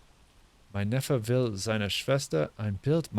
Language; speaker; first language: German; non-native, learner; English